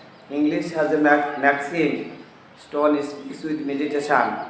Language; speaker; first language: English; non-native, local second language; Bangla